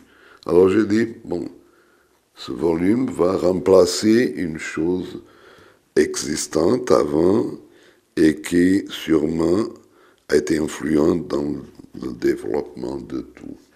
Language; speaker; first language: French; non-native, fluent; Portuguese